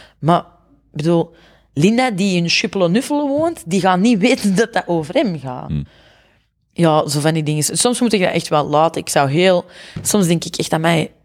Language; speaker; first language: Dutch; native; Dutch